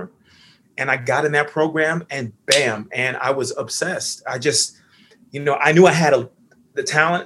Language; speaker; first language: English; native; English